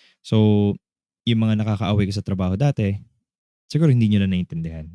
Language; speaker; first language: Filipino; native; Filipino